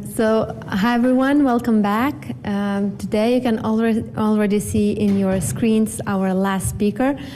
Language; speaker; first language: English; non-native, fluent; Lithuanian